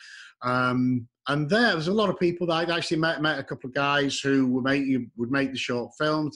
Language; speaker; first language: English; native; English